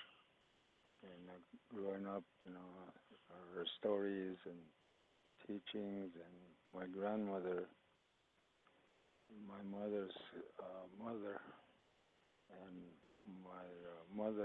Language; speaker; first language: English; early bilingual, other home language; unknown